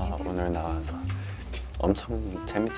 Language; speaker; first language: Korean; early bilingual, heritage; Korean